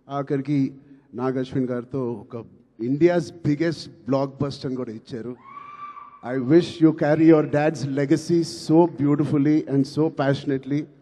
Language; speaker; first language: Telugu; native; Telugu